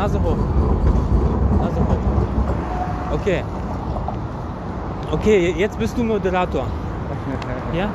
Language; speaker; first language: German; non-native, fluent; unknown